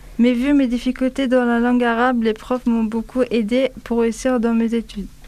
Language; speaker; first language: French; non-native, fluent; Arabic